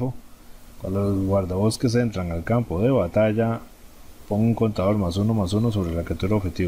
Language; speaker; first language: Spanish; native; Spanish